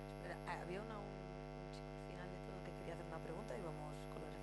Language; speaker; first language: Spanish; native; Spanish